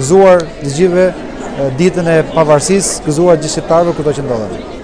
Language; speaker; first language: Albanian; native; Albanian